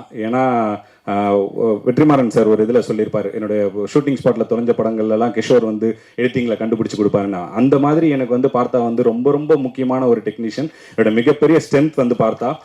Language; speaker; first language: Tamil; native; Tamil